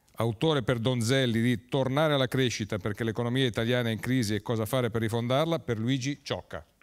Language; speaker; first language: Italian; native; Italian